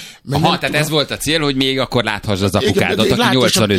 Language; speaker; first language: Hungarian; native; Hungarian